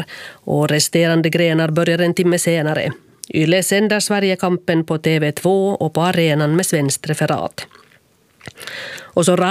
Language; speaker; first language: Swedish; native; Swedish